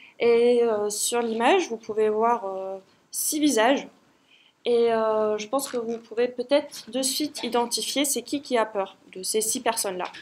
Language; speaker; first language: French; non-native, fluent; German